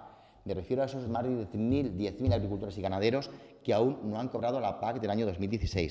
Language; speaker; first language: Spanish; native; Spanish